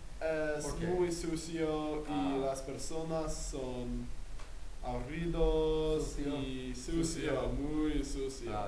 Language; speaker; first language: Spanish; non-native, learner; English